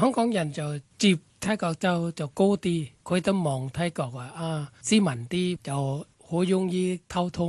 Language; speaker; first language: Cantonese; non-native, learner; Thai